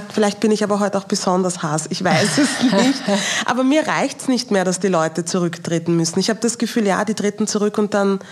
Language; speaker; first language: German; native; German